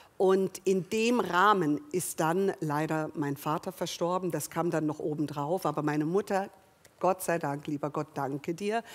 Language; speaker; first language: German; early bilingual, other home language; English